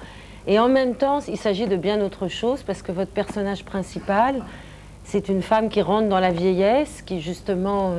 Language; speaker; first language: French; native; French